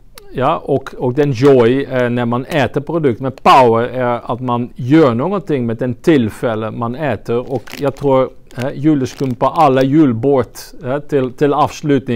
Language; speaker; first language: Swedish; non-native, fluent; French